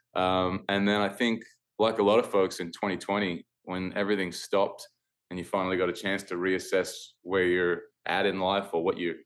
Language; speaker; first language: English; native; English